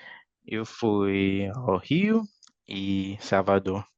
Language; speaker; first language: Portuguese; non-native, fluent; English